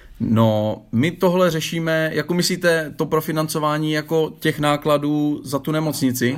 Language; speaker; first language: Czech; native; Czech